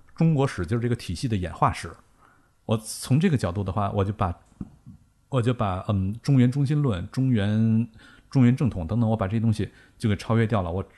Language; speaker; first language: Chinese; native; Chinese